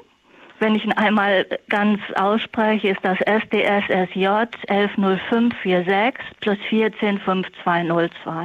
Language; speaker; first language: German; native; German